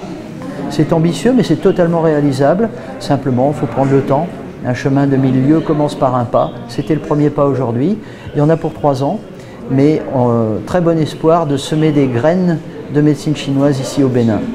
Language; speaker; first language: French; native; French